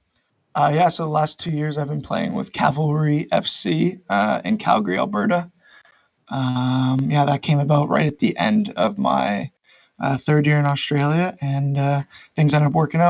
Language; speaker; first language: English; native; English